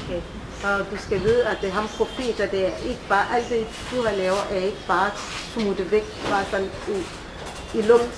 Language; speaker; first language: Danish; non-native, fluent; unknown